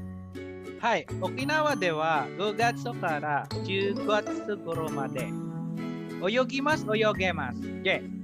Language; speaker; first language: Japanese; non-native, fluent; Filipino